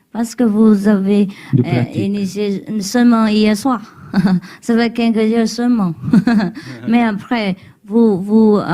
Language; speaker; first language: French; non-native, learner; Chinese